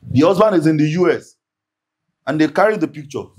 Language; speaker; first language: English; non-native, local second language; Yoruba